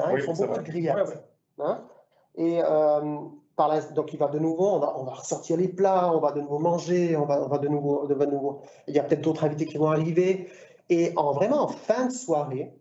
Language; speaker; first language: French; native; French